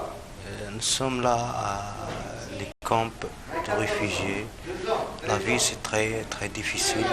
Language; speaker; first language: French; non-native, learner; Arabic